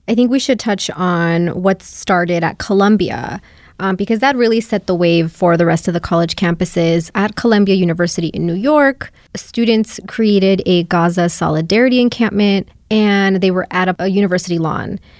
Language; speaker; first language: English; early bilingual, other home language; Spanish